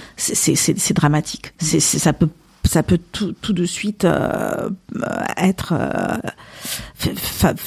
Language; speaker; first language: French; native; French